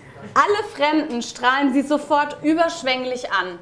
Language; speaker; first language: German; native; German